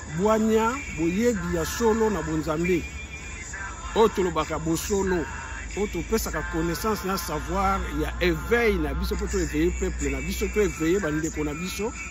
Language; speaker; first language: Lingala; non-native, local second language; Kongo